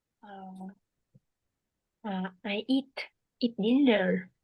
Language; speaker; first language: English; non-native, learner; Vietnamese